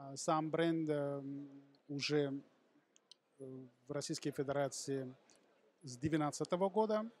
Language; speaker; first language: Russian; non-native, fluent; Sinhala